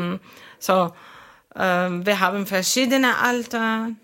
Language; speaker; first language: German; non-native, local second language; Arabic